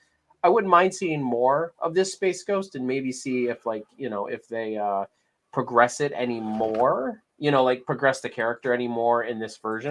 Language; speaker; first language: English; native; English